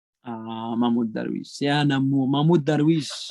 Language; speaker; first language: French; non-native, fluent; Arabic